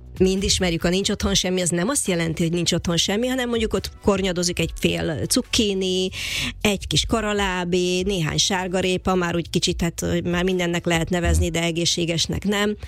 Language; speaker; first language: Hungarian; native; Hungarian